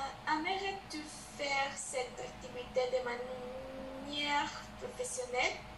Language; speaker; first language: French; non-native, learner; Spanish